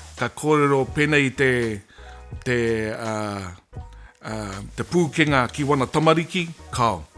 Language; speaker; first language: Māori; non-native, local second language; English